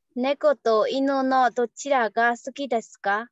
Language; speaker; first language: Japanese; non-native, learner; Burmese